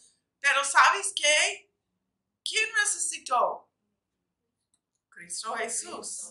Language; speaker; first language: Spanish; non-native, fluent; English